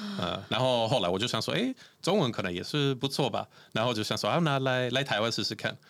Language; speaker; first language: Chinese; non-native, fluent; Swedish